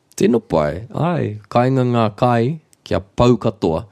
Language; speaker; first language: Māori; non-native, local second language; English